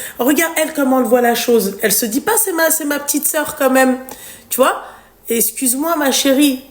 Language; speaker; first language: French; native; French